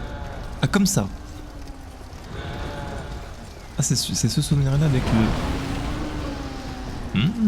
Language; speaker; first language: French; native; French